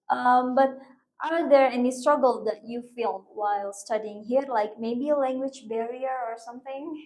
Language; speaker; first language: English; non-native, fluent; Indonesian